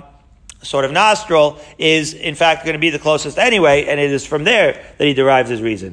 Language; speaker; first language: English; native; English